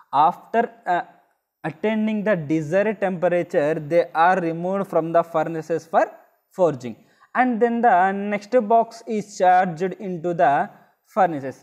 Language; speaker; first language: English; non-native, local second language; Telugu